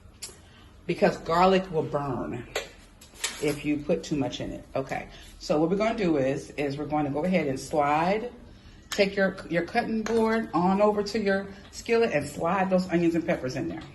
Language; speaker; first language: English; native; English